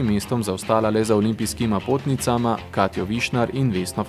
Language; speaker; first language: Slovenian; native; Slovenian